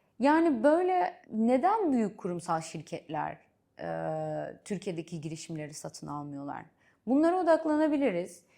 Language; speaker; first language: Turkish; early bilingual, heritage; Turkish